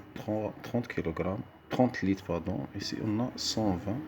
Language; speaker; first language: French; non-native, local second language; Arabic